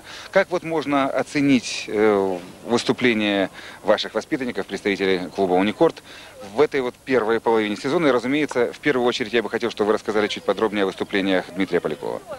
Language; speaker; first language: Russian; native; Russian